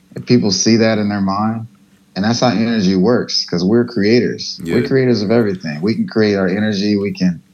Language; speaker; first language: English; native; English